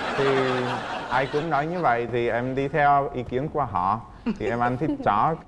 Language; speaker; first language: Vietnamese; non-native, fluent; Czech